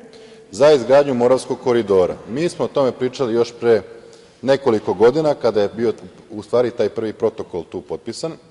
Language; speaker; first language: Serbian; native; Serbian